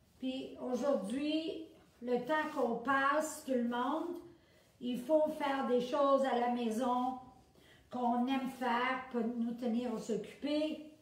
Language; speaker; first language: French; native; French